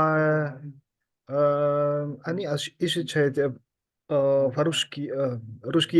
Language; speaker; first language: Russian; non-native, learner; Indonesian